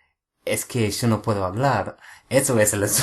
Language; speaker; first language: Spanish; non-native, fluent; English